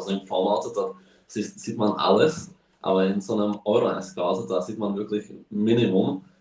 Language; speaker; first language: German; early bilingual, heritage; German